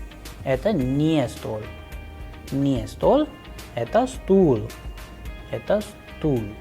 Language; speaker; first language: Russian; non-native, fluent; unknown